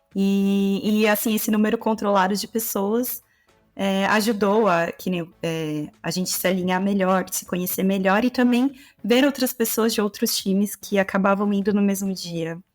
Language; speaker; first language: Portuguese; native; Portuguese